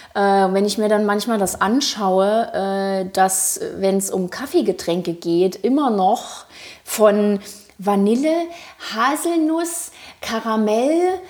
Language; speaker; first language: German; native; German